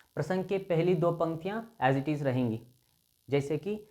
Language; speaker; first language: Hindi; non-native, local second language; Kannada